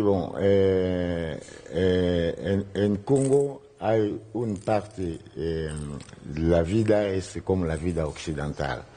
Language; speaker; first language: Spanish; non-native, learner; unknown